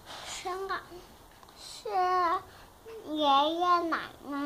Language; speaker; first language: Chinese; early bilingual, heritage; Chinese